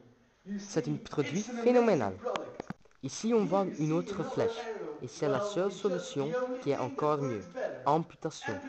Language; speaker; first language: French; non-native, learner; Dutch